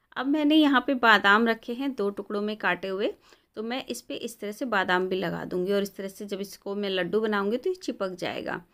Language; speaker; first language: Hindi; native; Hindi